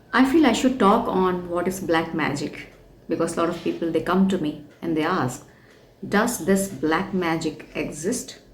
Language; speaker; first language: English; non-native, local second language; Hindi